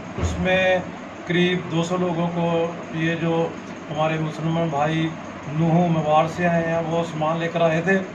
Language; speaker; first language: Hindi; non-native, local second language; Punjabi